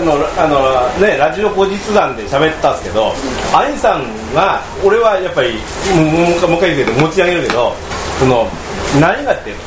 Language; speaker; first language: Japanese; native; Japanese